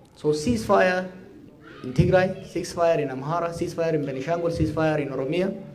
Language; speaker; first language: English; non-native, local second language; Amharic